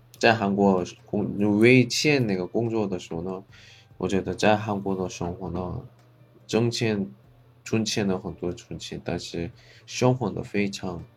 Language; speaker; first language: Chinese; non-native, fluent; Korean